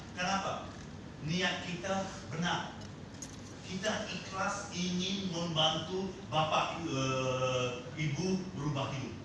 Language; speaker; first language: Indonesian; non-native, fluent; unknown